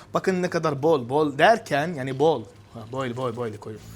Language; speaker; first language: Turkish; non-native, fluent; Arabic